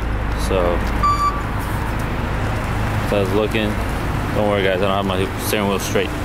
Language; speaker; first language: English; native; English